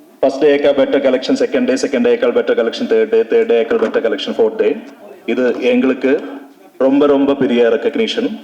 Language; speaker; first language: Tamil; non-native, learner; Malayalam